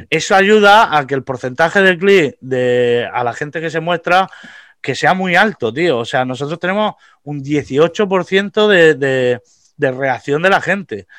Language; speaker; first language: Spanish; native; Spanish